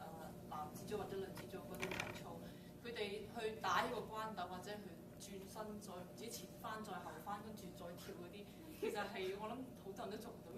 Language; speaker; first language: Cantonese; early bilingual, other home language; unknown